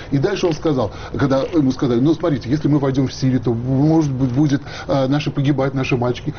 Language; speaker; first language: Russian; native; Russian